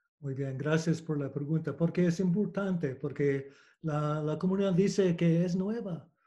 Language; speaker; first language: Spanish; non-native, learner; English